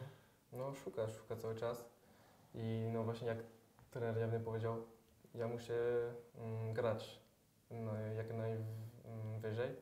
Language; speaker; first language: Polish; early bilingual, heritage; French